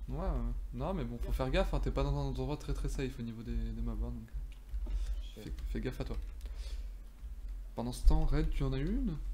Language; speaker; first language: French; native; French